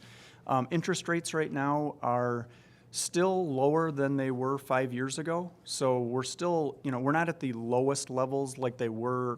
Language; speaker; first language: English; native; English